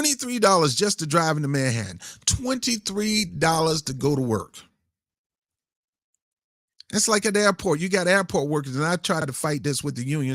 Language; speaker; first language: English; native; English